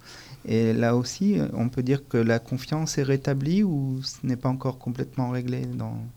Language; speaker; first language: French; native; French